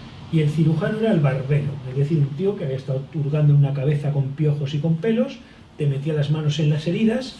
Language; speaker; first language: Spanish; native; Spanish